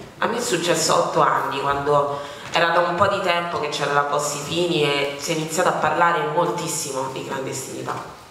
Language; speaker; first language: Italian; early bilingual, other home language; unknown